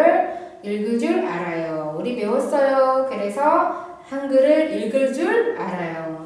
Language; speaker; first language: Korean; non-native, fluent; Indonesian